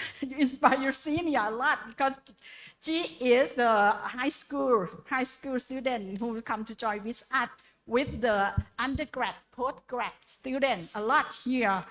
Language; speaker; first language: English; non-native, learner; Indonesian